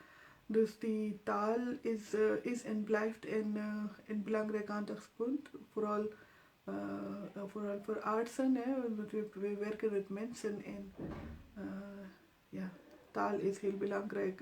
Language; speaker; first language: Dutch; non-native, fluent; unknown